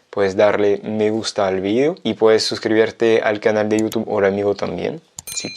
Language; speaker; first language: Spanish; non-native, fluent; French